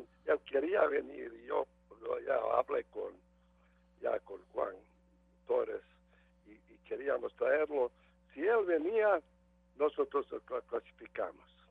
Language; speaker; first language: Spanish; non-native, learner; Serbian